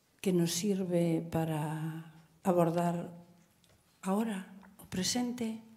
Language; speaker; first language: Galician; non-native, local second language; Spanish